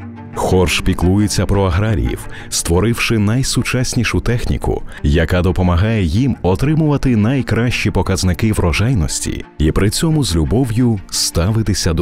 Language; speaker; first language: Ukrainian; native; Ukrainian